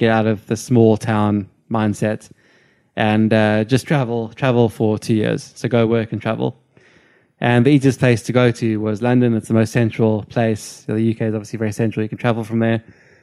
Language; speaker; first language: English; native; English